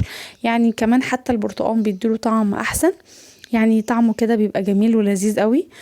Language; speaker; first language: Arabic; native; Arabic